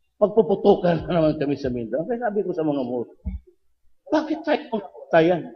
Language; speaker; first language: Filipino; non-native, local second language; Cebuano